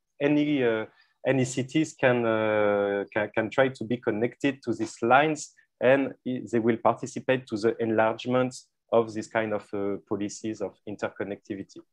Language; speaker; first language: English; non-native, fluent; French